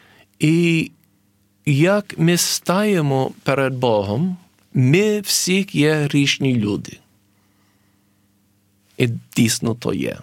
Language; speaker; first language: Ukrainian; early bilingual, heritage; English